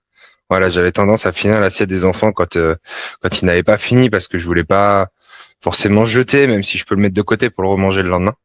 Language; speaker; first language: French; native; French